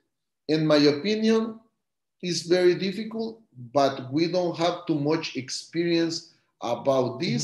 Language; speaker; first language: English; non-native, learner; Spanish